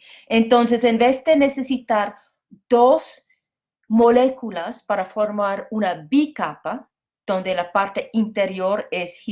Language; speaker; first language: Spanish; non-native, fluent; English